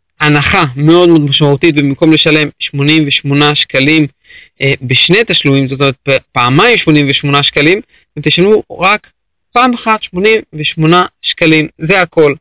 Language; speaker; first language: Hebrew; native; Hebrew